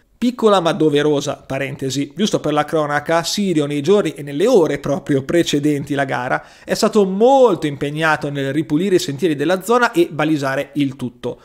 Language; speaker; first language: Italian; native; Italian